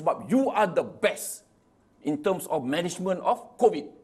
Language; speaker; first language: English; non-native, local second language; Malay